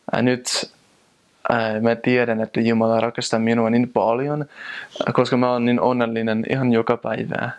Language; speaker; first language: Finnish; non-native, fluent; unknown